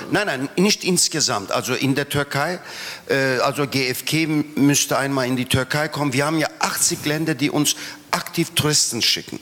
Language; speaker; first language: German; non-native, fluent; Turkish